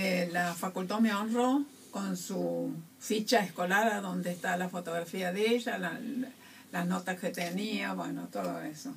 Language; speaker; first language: Spanish; native; Spanish